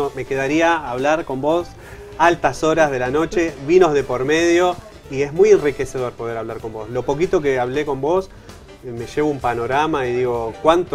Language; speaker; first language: Spanish; native; Spanish